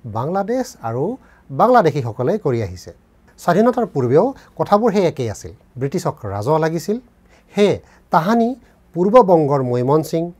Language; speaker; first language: Assamese; native; Assamese